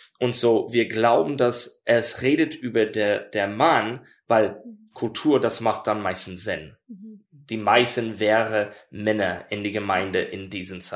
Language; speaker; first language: German; non-native, learner; English